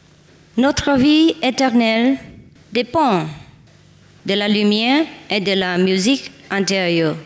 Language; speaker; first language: French; non-native, learner; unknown